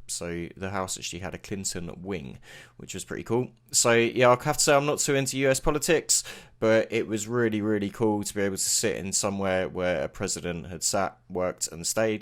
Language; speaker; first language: English; native; English